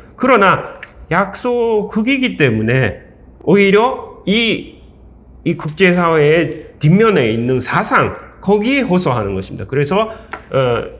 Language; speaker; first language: Korean; non-native, fluent; Japanese